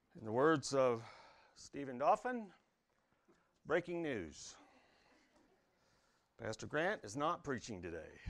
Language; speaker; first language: English; native; English